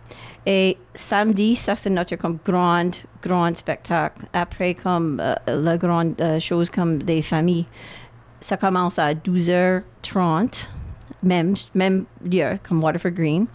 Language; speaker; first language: French; non-native, local second language; English